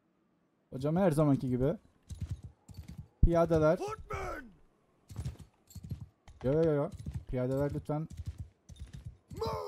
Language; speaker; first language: Turkish; native; Turkish